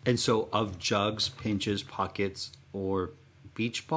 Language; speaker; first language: English; native; English